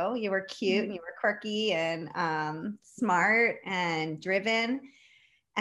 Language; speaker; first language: English; native; English